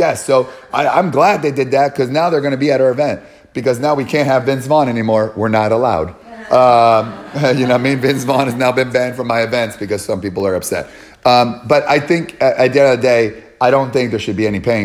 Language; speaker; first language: English; native; English